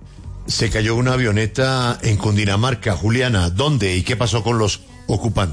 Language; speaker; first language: Spanish; native; Spanish